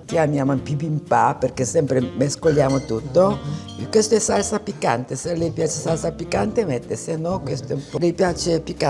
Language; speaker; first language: Italian; non-native, fluent; Korean